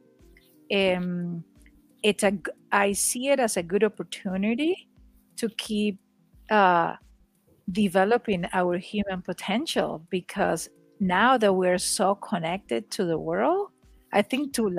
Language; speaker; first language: English; non-native, fluent; Spanish